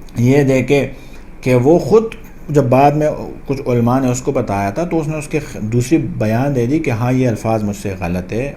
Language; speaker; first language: Urdu; non-native, local second language; Pashto